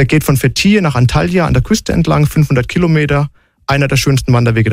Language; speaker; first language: German; native; German